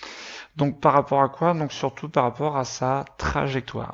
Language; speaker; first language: French; native; French